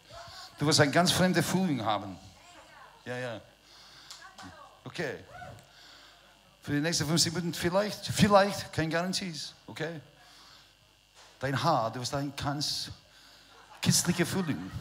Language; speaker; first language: German; non-native, learner; English